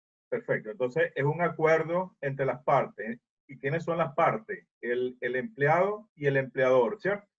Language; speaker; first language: Spanish; native; Spanish